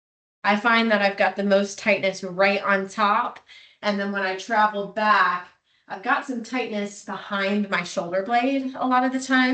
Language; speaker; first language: English; native; English